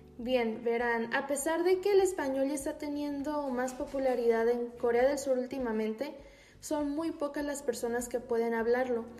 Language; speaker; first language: Spanish; native; Spanish